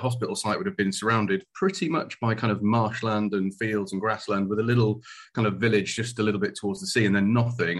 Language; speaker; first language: English; native; English